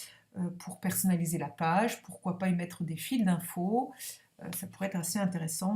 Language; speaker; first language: French; native; French